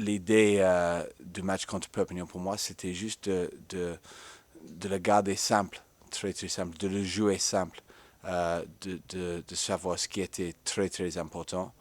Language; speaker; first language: French; non-native, fluent; English